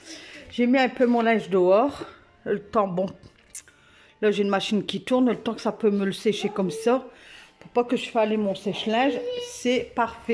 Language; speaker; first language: French; native; French